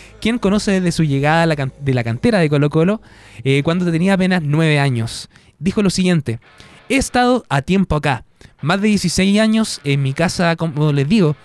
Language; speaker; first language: Spanish; native; Spanish